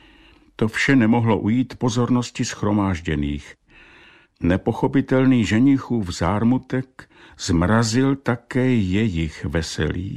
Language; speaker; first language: Czech; native; Czech